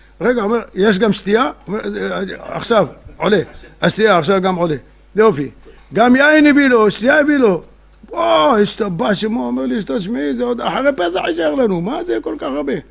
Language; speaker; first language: Hebrew; native; Hebrew